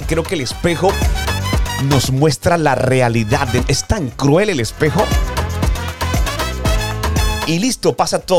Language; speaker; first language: Spanish; native; Spanish